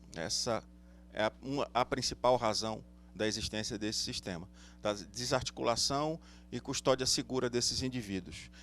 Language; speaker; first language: Portuguese; native; Portuguese